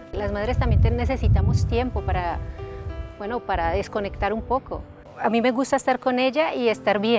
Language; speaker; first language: Spanish; native; Spanish